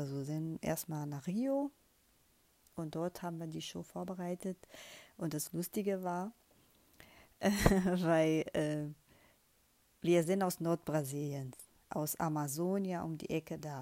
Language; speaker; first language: German; non-native, fluent; Portuguese